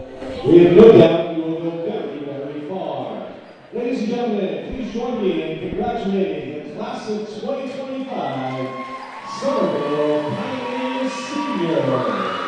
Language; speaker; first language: English; native; English